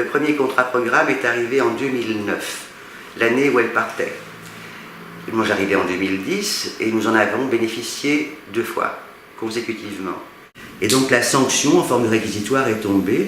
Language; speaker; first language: French; native; French